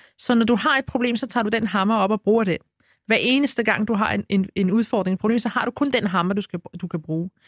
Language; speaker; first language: Danish; early bilingual, other home language; Arabic